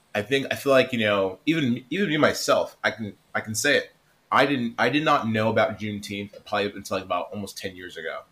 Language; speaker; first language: English; native; English